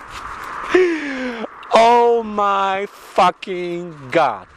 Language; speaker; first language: English; non-native, learner; Polish